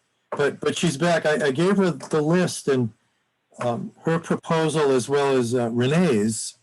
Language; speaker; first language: English; native; English